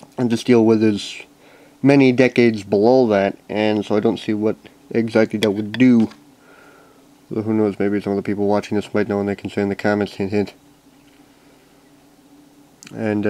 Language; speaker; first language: English; native; English